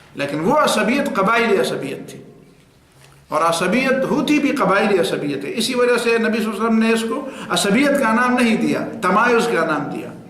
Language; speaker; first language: Urdu; non-native, local second language; Pashto